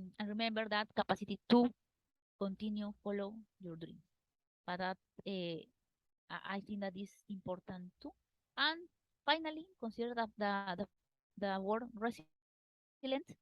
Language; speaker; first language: English; non-native, learner; Spanish